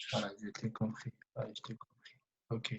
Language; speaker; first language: French; non-native, fluent; Kurdish